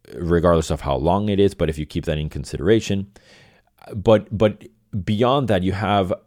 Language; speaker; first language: English; non-native, fluent; Spanish